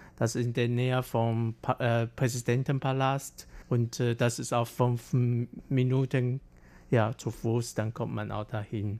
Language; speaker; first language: German; non-native, fluent; Chinese